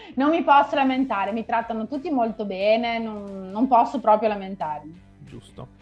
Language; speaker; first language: Italian; native; Italian